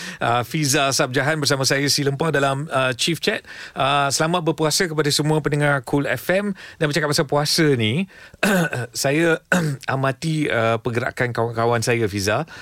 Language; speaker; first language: Malay; non-native, local second language; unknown